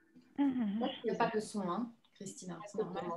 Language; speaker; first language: French; native; French